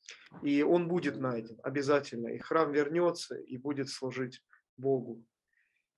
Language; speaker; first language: Russian; native; Russian